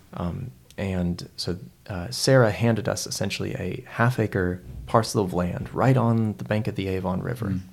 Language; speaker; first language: English; native; English